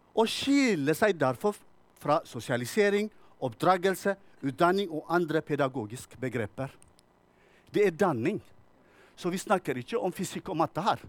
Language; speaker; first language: Norwegian; non-native, fluent; Tigrinya